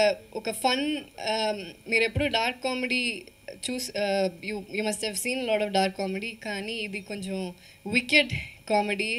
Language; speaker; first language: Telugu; non-native, fluent; Malayalam